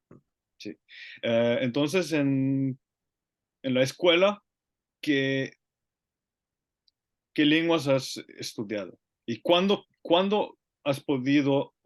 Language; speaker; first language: Spanish; non-native, learner; Finnish